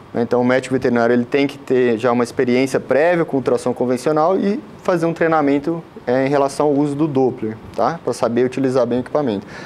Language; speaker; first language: Portuguese; native; Portuguese